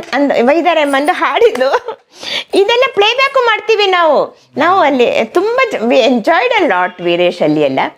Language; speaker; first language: Kannada; non-native, local second language; Malayalam